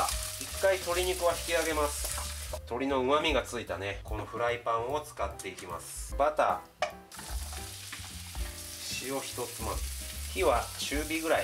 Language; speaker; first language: Japanese; native; Japanese